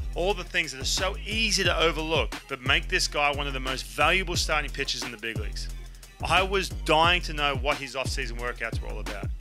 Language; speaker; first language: English; native; English